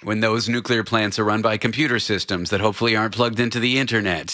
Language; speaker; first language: English; native; English